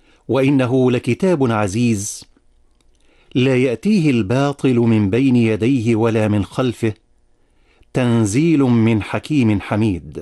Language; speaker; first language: Arabic; native; Arabic